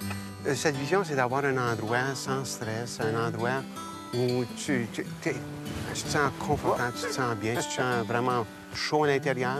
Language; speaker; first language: French; native; French